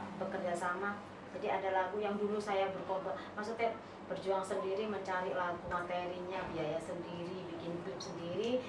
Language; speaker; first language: Indonesian; non-native, local second language; Javanese